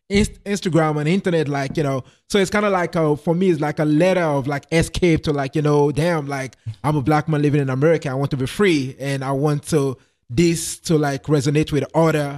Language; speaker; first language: English; non-native, local second language; Yoruba